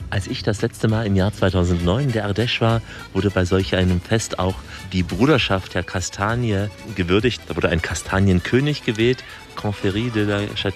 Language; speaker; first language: German; native; German